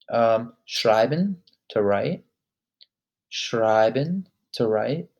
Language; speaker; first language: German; non-native, learner; English